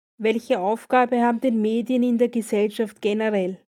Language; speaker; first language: German; native; German